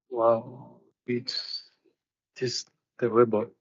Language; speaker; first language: English; non-native, learner; Spanish